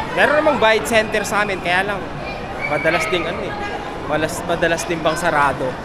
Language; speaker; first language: Filipino; native; Filipino